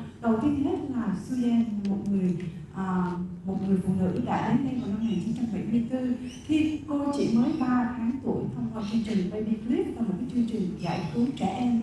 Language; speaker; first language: Vietnamese; native; Vietnamese